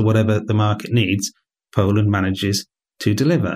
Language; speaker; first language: English; native; English